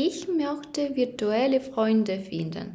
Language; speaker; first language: German; non-native, fluent; Ukrainian